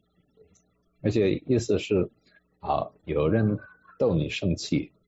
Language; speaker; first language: Chinese; non-native, fluent; English